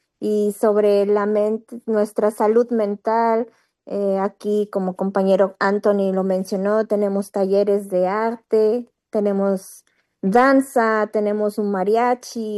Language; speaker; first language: Spanish; native; Spanish